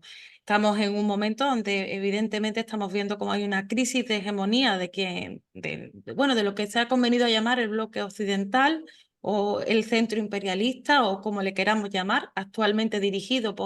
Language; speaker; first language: Spanish; native; Spanish